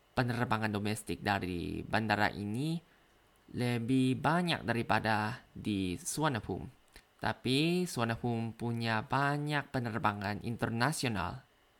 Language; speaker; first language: Indonesian; non-native, learner; Thai